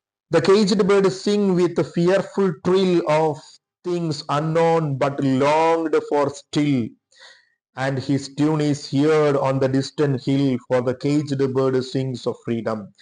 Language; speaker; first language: English; non-native, local second language; Malayalam